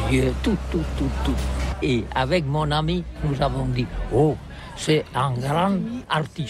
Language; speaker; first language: French; non-native, learner; Catalan